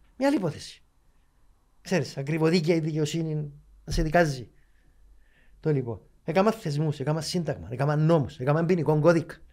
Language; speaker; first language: Greek; native; Greek